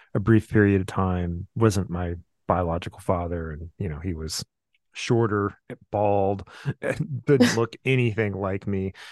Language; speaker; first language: English; native; English